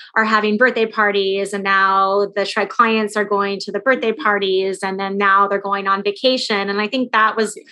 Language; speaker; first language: English; native; English